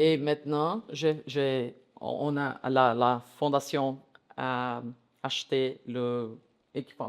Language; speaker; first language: French; non-native, learner; Portuguese